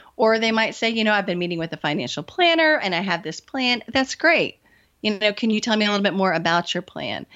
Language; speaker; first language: English; native; English